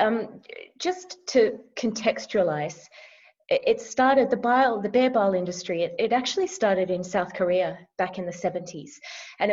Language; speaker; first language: English; native; English